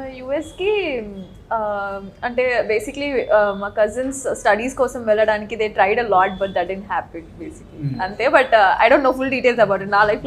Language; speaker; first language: Telugu; native; Telugu